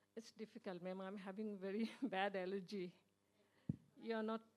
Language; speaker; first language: English; non-native, local second language; Assamese